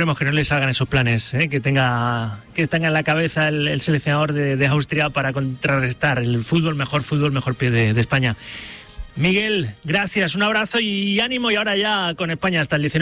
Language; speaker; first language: Spanish; native; Spanish